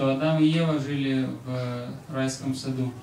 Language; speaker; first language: Russian; native; Russian